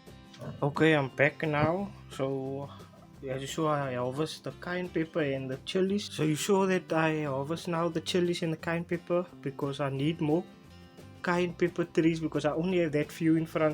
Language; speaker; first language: English; native; English